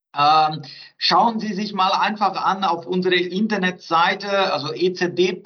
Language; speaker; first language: German; non-native, fluent; Portuguese